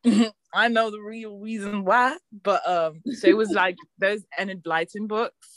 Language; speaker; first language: English; non-native, local second language; Yoruba